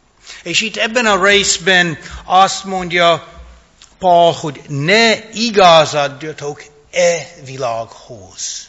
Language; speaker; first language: Hungarian; non-native, fluent; English